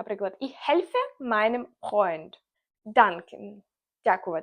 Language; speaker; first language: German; non-native, fluent; Ukrainian